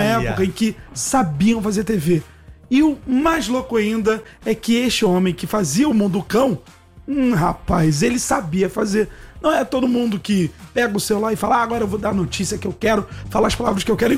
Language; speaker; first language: Portuguese; native; Portuguese